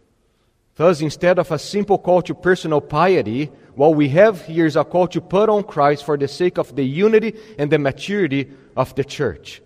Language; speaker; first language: English; non-native, fluent; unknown